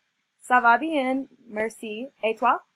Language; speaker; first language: French; non-native, learner; English